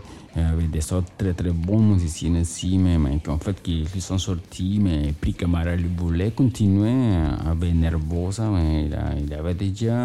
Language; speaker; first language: French; non-native, learner; Spanish